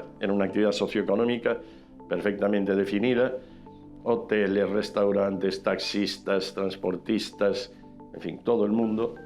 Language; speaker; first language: Spanish; native; Spanish